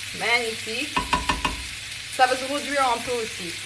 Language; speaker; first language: French; non-native, fluent; English